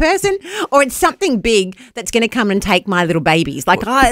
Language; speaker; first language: English; native; English